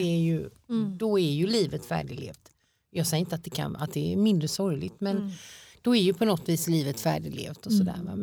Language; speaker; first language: Swedish; native; Swedish